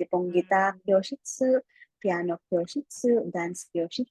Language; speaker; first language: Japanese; non-native, fluent; Filipino